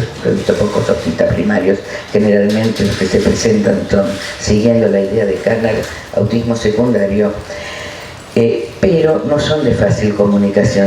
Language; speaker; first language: Spanish; native; Spanish